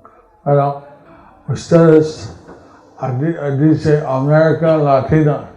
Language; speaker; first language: Spanish; non-native, learner; English